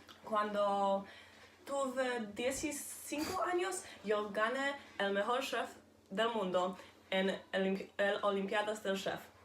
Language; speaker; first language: Spanish; non-native, learner; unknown